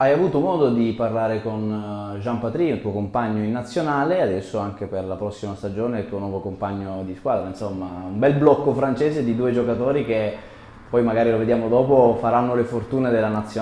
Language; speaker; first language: Italian; native; Italian